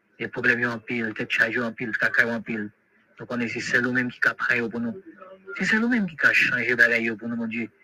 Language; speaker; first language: French; non-native, local second language; Haitian Creole